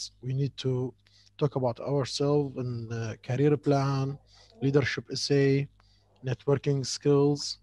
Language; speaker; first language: English; non-native, fluent; Arabic